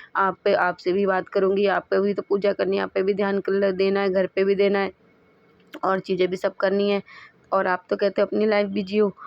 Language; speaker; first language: Hindi; native; Hindi